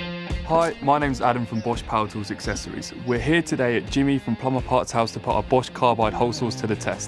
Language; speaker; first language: English; native; English